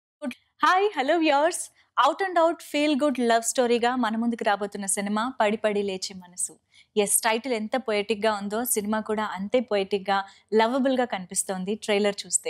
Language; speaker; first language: Telugu; native; Telugu